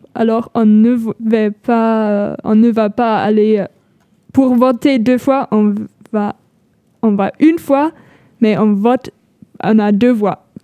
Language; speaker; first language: French; non-native, fluent; German